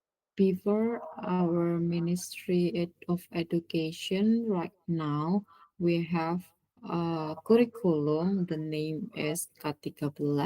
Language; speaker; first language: English; non-native, learner; Indonesian